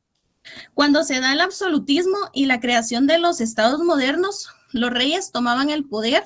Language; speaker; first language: Spanish; native; Spanish